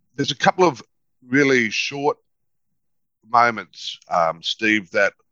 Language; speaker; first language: English; native; English